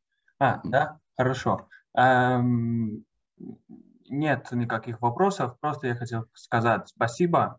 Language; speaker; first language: Russian; non-native, learner; Croatian